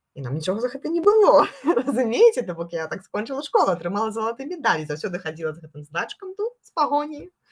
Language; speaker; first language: Belarusian; non-native, local second language; Russian